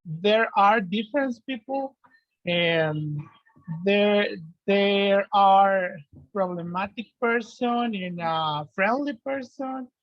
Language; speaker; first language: English; non-native, learner; Spanish